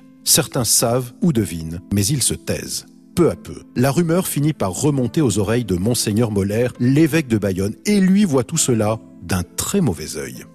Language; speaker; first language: French; native; French